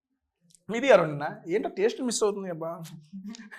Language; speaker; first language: Telugu; native; Telugu